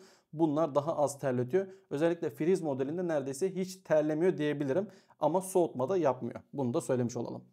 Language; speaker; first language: Turkish; native; Turkish